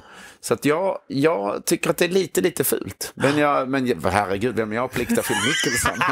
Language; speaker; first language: Swedish; native; Swedish